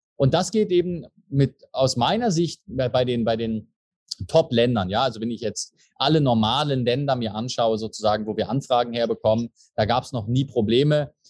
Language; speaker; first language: German; native; German